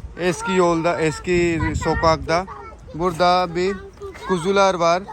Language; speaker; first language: Turkish; non-native, learner; Urdu